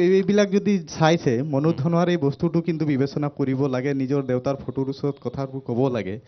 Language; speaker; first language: Assamese; non-native, local second language; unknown